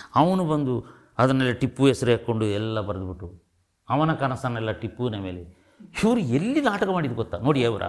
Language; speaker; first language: Kannada; non-native, local second language; Kodava